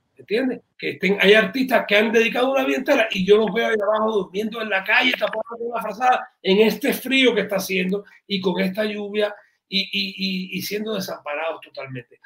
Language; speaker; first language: Spanish; native; Spanish